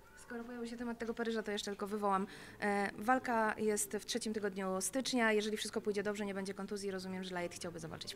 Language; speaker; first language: Polish; native; Polish